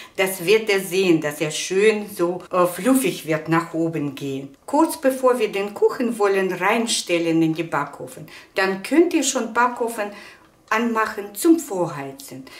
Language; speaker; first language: German; non-native, fluent; Russian